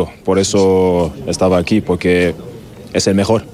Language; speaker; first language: Spanish; non-native, learner; German